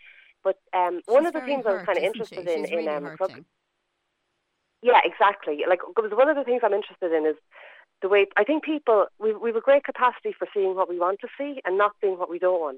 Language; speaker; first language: English; native; English